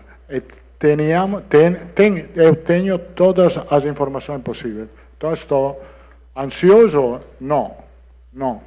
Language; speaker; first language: Portuguese; non-native, learner; Italian